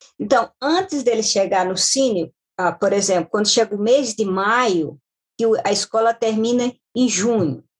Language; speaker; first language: Portuguese; native; Portuguese